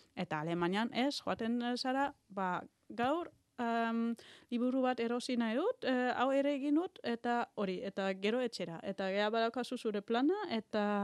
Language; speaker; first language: Basque; non-native, learner; German